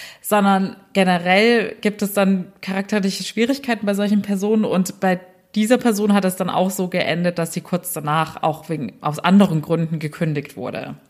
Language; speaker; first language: German; early bilingual, other home language; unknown